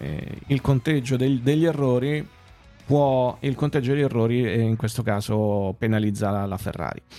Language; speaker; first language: Italian; native; Italian